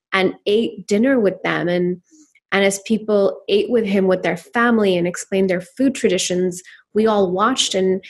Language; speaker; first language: English; non-native, local second language; Urdu